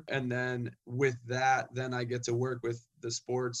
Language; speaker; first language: English; native; English